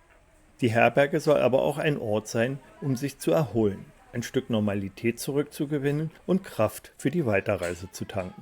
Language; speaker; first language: German; native; German